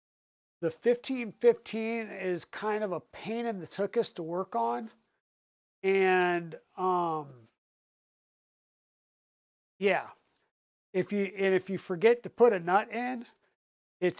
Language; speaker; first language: English; native; English